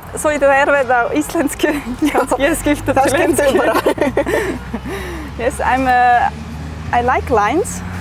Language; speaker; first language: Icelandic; non-native, learner; German